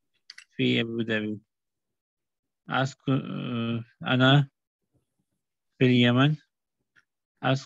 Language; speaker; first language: Arabic; non-native, learner; Urdu